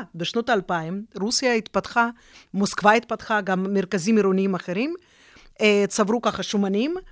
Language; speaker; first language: Hebrew; non-native, fluent; Russian